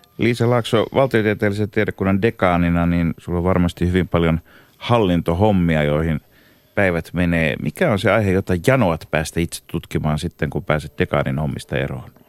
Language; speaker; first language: Finnish; native; Finnish